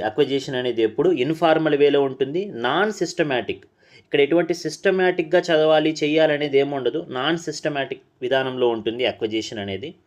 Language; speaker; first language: Telugu; non-native, local second language; Urdu